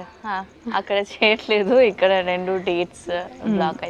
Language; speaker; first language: Telugu; non-native, learner; Bangla